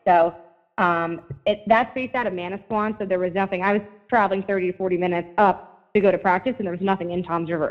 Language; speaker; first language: English; native; English